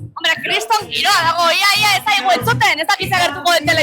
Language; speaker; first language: Basque; native; Basque